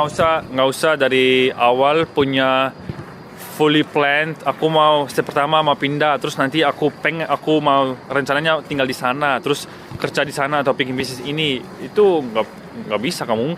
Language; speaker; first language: Indonesian; early bilingual, heritage; Indonesian